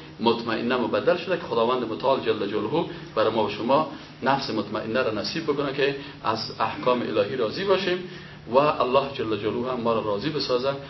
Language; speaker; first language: Persian; native; Persian